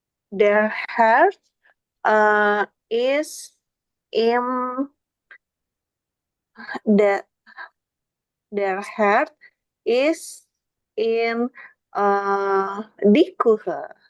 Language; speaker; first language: German; non-native, learner; Indonesian